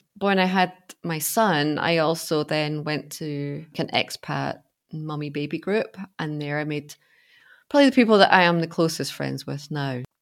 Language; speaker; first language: English; native; English